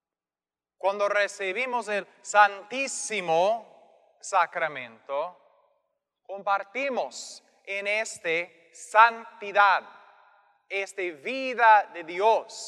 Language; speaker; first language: Spanish; non-native, fluent; English